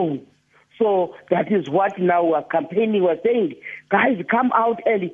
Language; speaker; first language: English; non-native, local second language; Xhosa